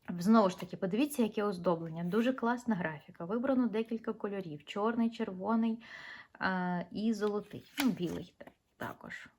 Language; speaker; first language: Ukrainian; non-native, local second language; Russian